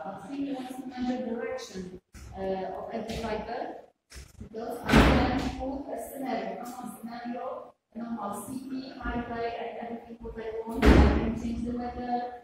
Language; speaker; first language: English; non-native, fluent; Polish